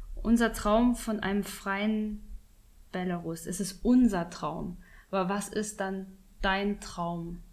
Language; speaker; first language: German; non-native, fluent; Belarusian